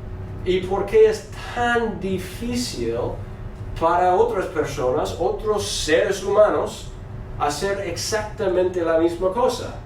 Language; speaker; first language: Spanish; non-native, fluent; English